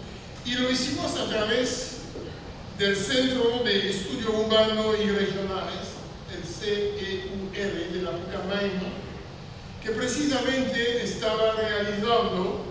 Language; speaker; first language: Spanish; non-native, fluent; French